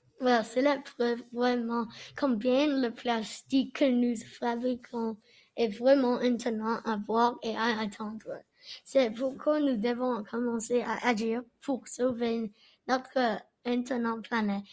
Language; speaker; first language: French; non-native, learner; English